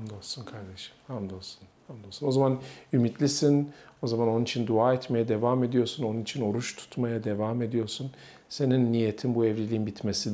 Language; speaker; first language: Turkish; native; Turkish